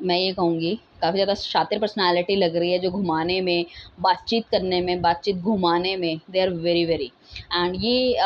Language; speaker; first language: Hindi; native; Hindi